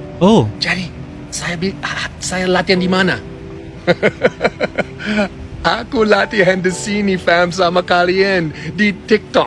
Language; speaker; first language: Indonesian; non-native, learner; English